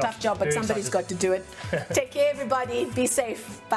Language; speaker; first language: English; native; English